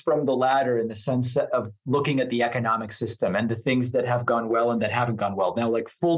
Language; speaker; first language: English; non-native, fluent; Spanish